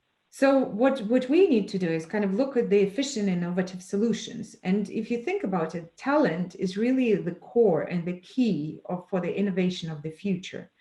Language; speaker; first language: English; non-native, fluent; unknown